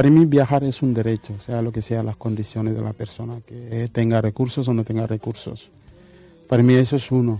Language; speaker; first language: Spanish; non-native, fluent; Wolof